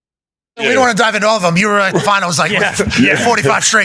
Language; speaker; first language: English; native; English